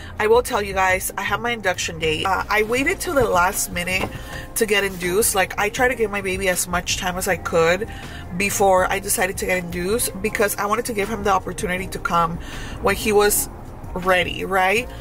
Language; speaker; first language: English; early bilingual, other home language; Spanish